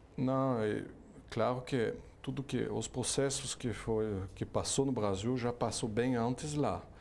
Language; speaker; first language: Portuguese; non-native, fluent; French